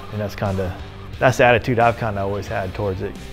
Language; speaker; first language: English; native; English